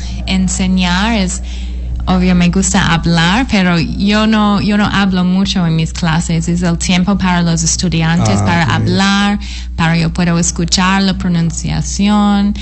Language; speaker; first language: Spanish; non-native, fluent; English